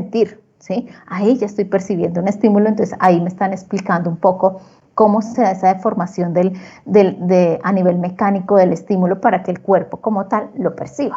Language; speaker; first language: Spanish; native; Spanish